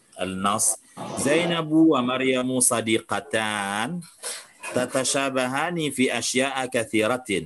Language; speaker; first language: Arabic; non-native, fluent; Indonesian